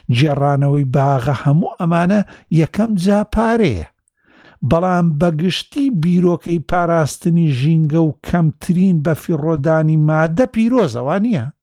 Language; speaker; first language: Central Kurdish; native; Central Kurdish